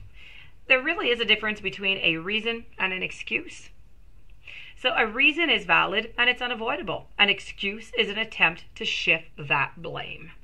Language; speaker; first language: English; non-native, local second language; French